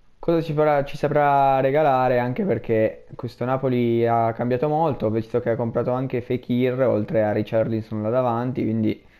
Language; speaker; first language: Italian; native; Italian